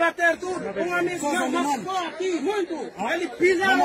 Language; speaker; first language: Portuguese; non-native, learner; Haitian Creole